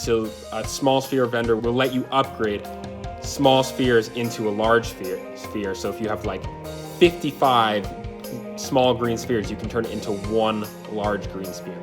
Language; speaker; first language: English; native; English